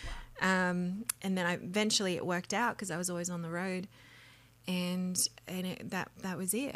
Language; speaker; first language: English; native; English